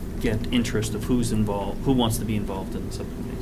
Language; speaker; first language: English; native; English